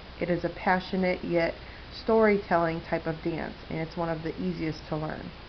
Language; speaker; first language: English; native; English